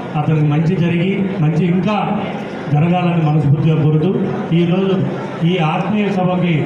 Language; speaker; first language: Telugu; native; Telugu